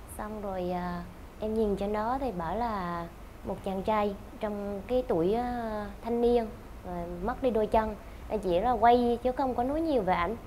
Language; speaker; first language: Vietnamese; native; Vietnamese